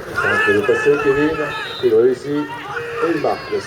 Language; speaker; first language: French; native; French